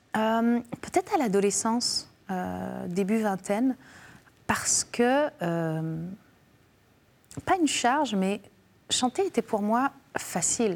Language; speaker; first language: French; native; French